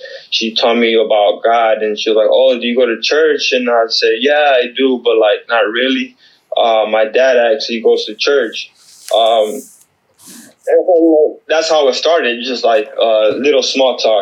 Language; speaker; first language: English; native; English